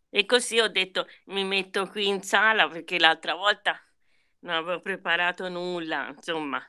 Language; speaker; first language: Italian; native; Italian